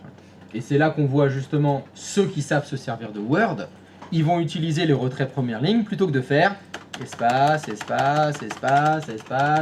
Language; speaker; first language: French; native; French